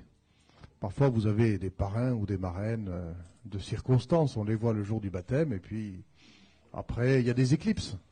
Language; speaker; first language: French; native; French